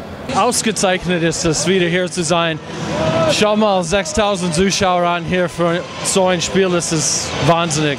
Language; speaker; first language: German; non-native, fluent; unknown